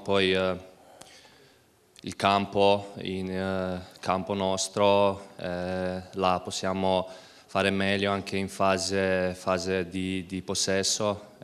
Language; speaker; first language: Italian; non-native, learner; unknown